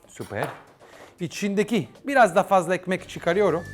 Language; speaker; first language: Turkish; non-native, learner; Italian